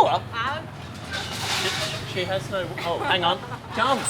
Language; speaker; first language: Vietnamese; non-native, learner; English